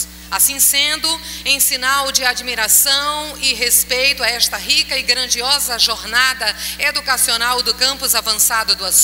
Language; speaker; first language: Portuguese; native; Portuguese